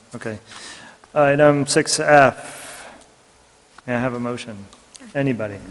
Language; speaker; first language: English; native; English